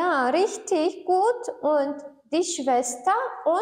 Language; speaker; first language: German; non-native, learner; Turkmen